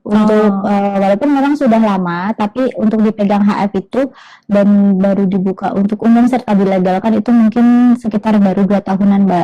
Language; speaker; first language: Indonesian; native; Indonesian